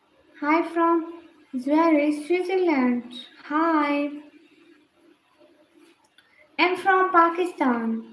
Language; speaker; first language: English; non-native, learner; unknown